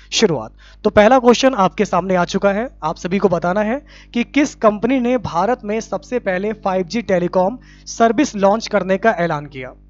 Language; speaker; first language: Hindi; native; Hindi